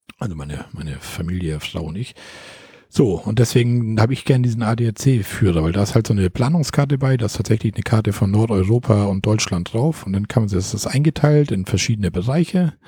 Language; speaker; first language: German; native; German